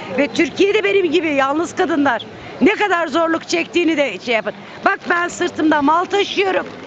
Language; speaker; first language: Turkish; native; Turkish